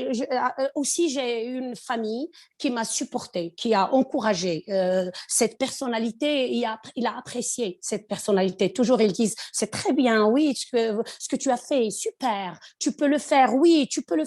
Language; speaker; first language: French; non-native, local second language; Arabic